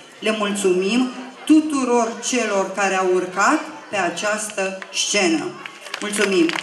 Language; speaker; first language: Romanian; non-native, local second language; Serbian